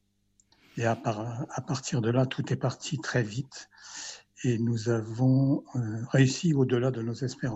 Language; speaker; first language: French; native; French